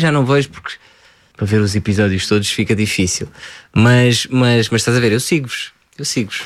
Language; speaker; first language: Portuguese; early bilingual, other home language; French